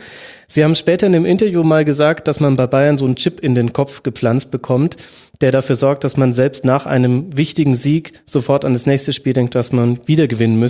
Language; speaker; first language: German; native; German